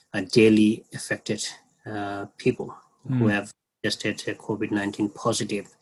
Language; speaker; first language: English; non-native, local second language; Nepali